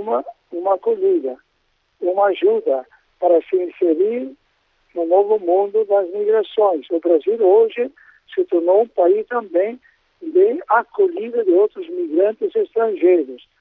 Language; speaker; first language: Portuguese; non-native, fluent; Italian